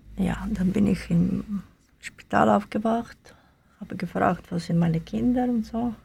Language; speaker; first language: German; non-native, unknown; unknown